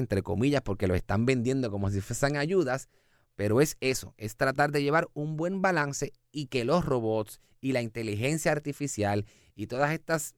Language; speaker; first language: Spanish; native; Spanish